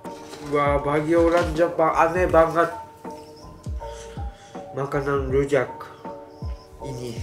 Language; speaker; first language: Indonesian; non-native, learner; Japanese